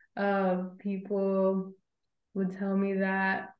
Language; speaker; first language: English; native; English